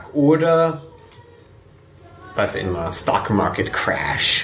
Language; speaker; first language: German; non-native, fluent; English